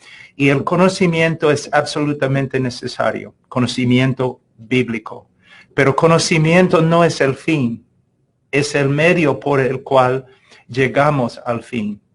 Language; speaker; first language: Spanish; non-native, fluent; English